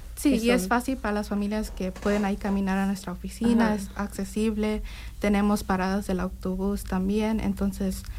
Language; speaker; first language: Spanish; early bilingual, heritage; Spanish